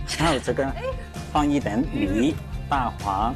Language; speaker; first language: Chinese; non-native, local second language; Cantonese